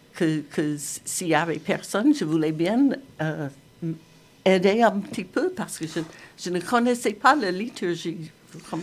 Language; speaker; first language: French; non-native, fluent; English